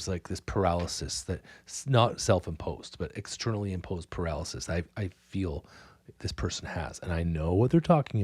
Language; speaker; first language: English; native; English